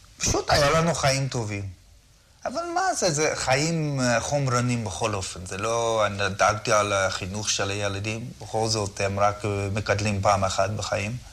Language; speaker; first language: Hebrew; non-native, fluent; English